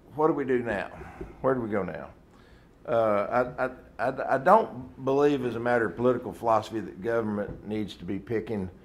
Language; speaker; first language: English; native; English